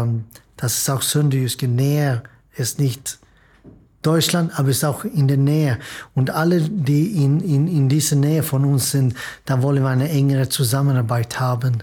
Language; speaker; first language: German; non-native, fluent; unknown